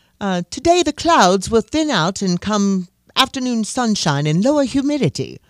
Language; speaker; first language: English; native; English